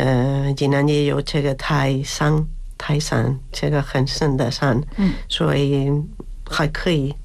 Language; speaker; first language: Chinese; non-native, learner; Spanish